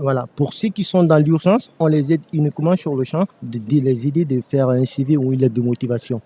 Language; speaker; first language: French; non-native, local second language; Fula